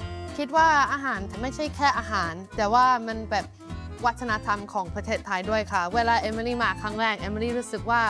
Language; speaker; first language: Thai; non-native, fluent; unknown